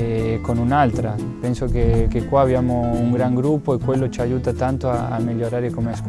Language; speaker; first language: Italian; non-native, fluent; Spanish